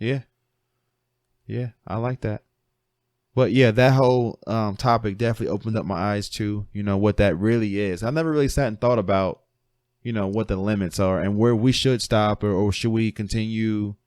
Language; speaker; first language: English; native; English